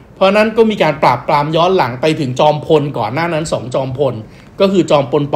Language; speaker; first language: Thai; native; Thai